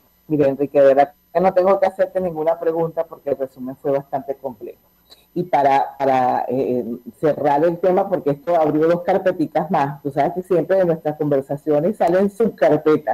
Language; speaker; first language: Spanish; native; Spanish